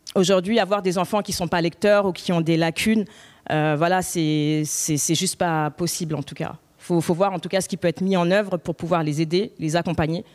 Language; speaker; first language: French; native; French